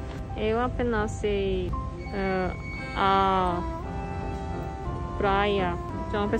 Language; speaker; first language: Portuguese; non-native, learner; Korean